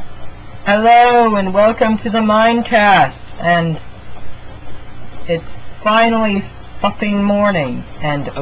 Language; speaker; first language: English; native; English